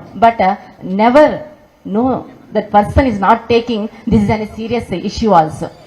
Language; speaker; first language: English; non-native, local second language; Telugu